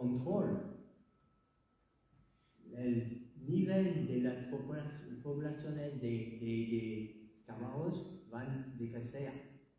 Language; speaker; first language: Spanish; non-native, learner; French